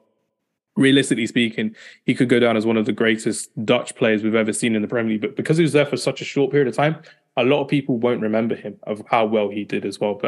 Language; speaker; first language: English; native; English